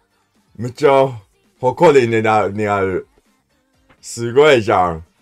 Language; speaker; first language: Japanese; non-native, learner; English